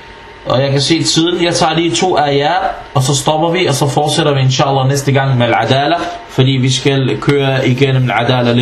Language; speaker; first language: Danish; non-native, fluent; Arabic